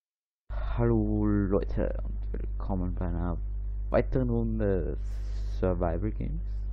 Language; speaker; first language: German; native; German